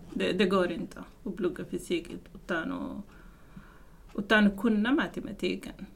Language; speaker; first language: Swedish; non-native, fluent; Arabic